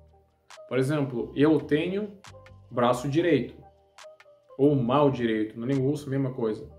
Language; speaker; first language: Portuguese; non-native, learner; Russian